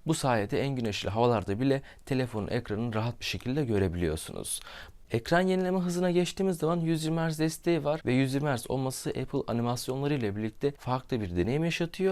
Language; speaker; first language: Turkish; native; Turkish